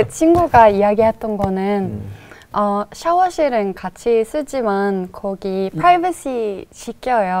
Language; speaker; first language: Korean; non-native, fluent; Norwegian